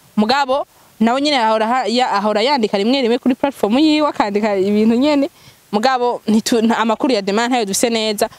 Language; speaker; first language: Rundi; native; Rundi